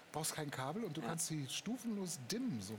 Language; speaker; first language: German; native; German